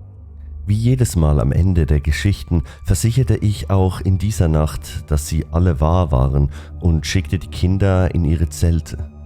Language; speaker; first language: German; native; German